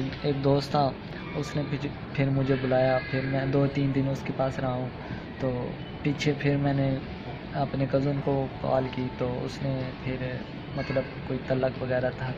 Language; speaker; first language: Urdu; non-native, local second language; Punjabi